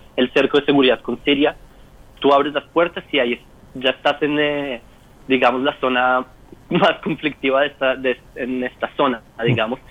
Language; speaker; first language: Spanish; native; Spanish